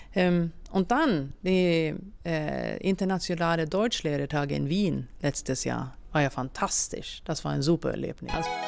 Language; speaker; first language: German; non-native, fluent; Swedish